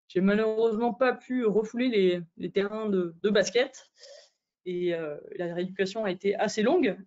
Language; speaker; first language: French; native; French